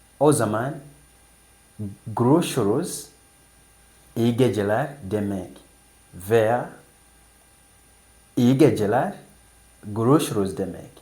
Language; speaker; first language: Turkish; non-native, fluent; English